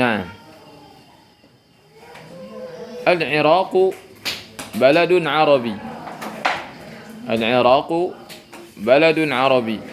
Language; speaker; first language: Arabic; non-native, fluent; Sundanese